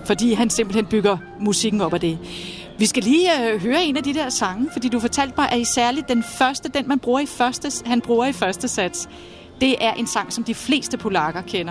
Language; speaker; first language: Danish; native; Danish